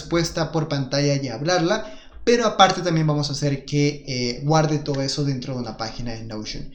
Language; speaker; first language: Spanish; native; Spanish